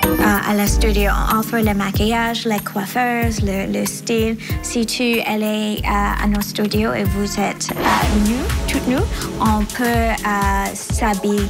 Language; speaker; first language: French; non-native, learner; English